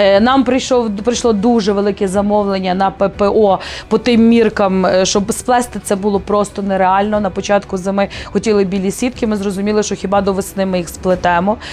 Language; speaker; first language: Ukrainian; native; Ukrainian